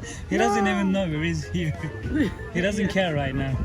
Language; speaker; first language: English; non-native, fluent; Turkish